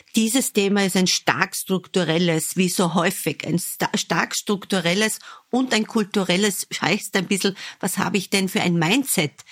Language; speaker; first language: German; native; German